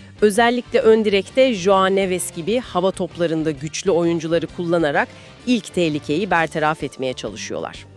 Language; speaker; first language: Turkish; native; Turkish